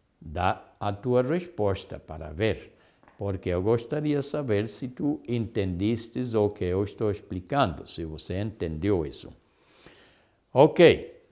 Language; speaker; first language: Portuguese; non-native, fluent; German